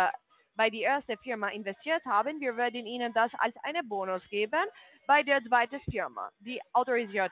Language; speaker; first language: German; non-native, fluent; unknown